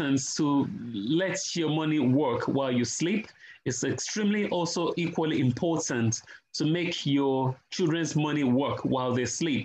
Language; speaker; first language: English; non-native, local second language; Yoruba